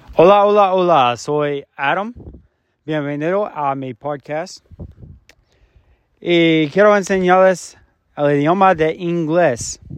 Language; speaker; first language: Spanish; non-native, fluent; English